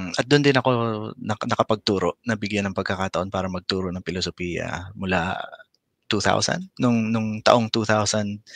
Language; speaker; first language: Filipino; native; Filipino